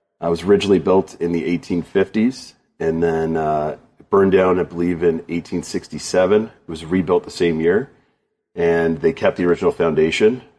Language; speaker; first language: English; native; English